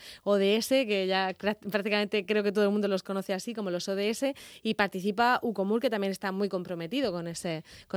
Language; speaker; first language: Spanish; native; Spanish